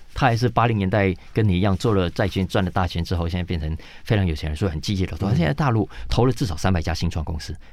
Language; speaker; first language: Chinese; native; Chinese